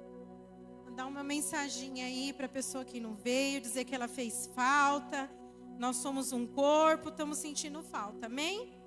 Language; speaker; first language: Portuguese; native; Portuguese